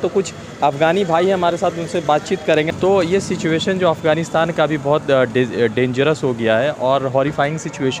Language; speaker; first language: Hindi; native; Hindi